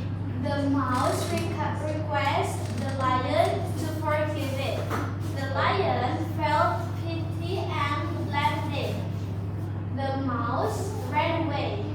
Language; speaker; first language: English; non-native, learner; Indonesian